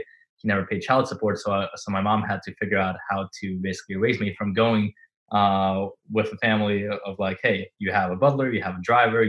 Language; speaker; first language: English; non-native, fluent; Russian